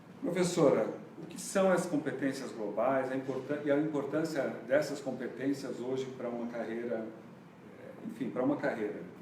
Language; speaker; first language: Portuguese; native; Portuguese